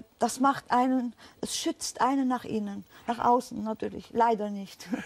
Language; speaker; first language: German; native; German